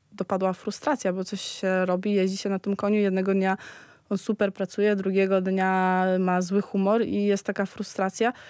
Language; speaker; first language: Polish; native; Polish